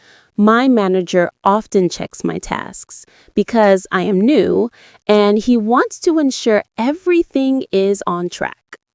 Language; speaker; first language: English; non-native, learner; Vietnamese